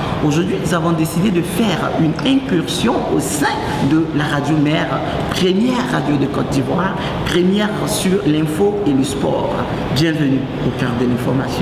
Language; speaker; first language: French; native; French